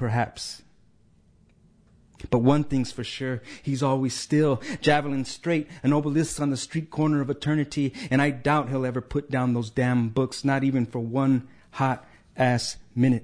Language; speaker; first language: English; native; English